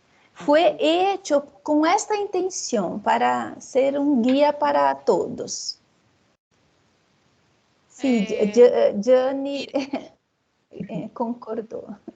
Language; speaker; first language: Spanish; non-native, fluent; Portuguese